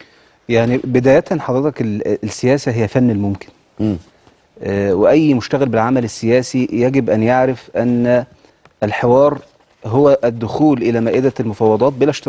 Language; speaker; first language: Arabic; native; Arabic